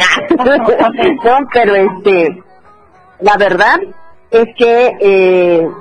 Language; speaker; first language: Spanish; native; Spanish